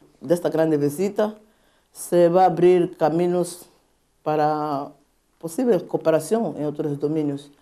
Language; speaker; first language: Spanish; non-native, fluent; Portuguese